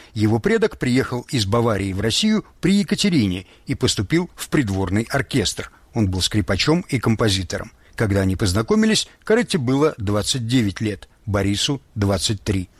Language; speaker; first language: Russian; native; Russian